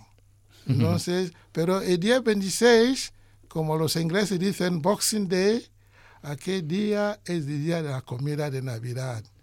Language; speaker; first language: Spanish; non-native, learner; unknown